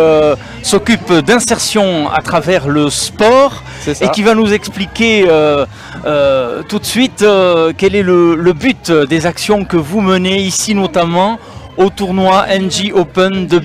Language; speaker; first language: French; native; French